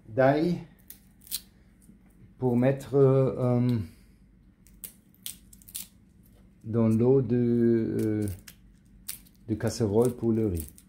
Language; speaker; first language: French; non-native, learner; German